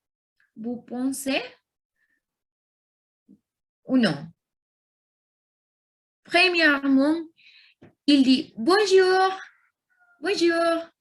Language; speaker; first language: French; non-native, learner; Spanish